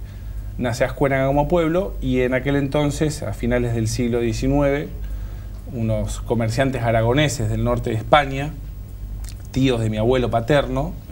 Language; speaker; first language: Spanish; native; Spanish